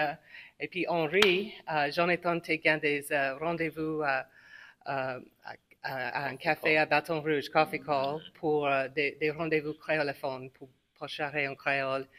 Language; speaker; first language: French; non-native, local second language; English